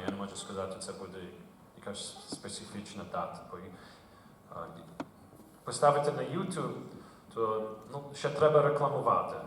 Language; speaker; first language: Ukrainian; early bilingual, heritage; Ukrainian